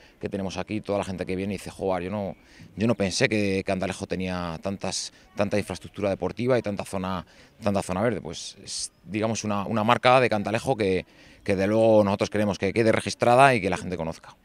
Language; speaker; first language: Spanish; native; Spanish